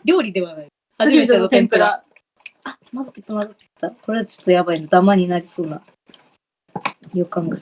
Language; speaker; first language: Japanese; native; Japanese